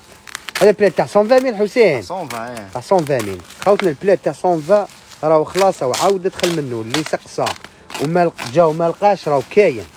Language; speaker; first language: Arabic; native; Arabic